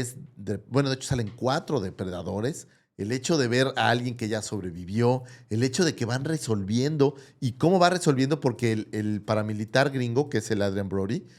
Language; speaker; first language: Spanish; native; Spanish